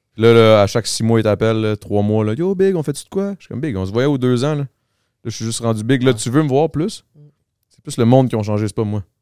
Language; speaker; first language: French; native; French